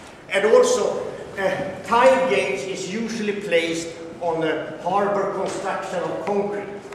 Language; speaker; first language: English; non-native, fluent; Swedish